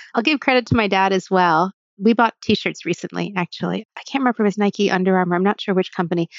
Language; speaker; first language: English; native; English